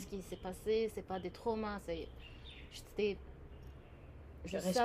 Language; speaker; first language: French; non-native, fluent; Arabic